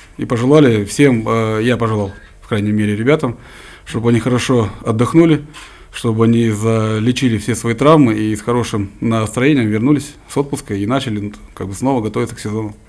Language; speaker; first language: Russian; native; Russian